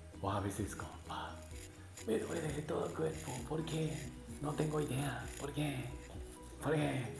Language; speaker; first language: Spanish; non-native, learner; Japanese